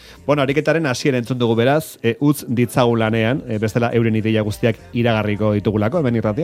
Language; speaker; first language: Basque; native; Basque